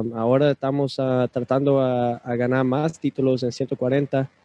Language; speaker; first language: Spanish; early bilingual, other home language; English